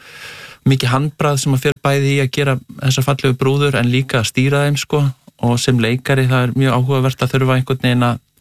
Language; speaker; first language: Icelandic; native; Icelandic